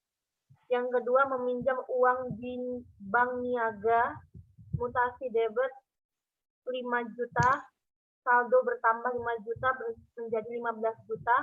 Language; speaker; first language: Indonesian; native; Indonesian